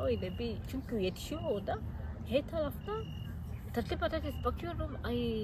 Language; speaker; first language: Turkish; non-native, fluent; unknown